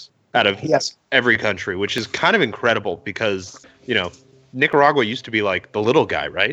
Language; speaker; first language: English; native; English